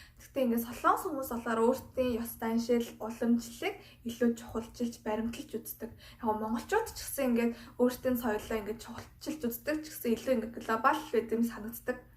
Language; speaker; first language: Mongolian; non-native, fluent; Korean